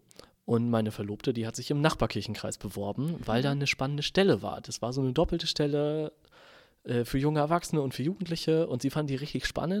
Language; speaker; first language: German; native; German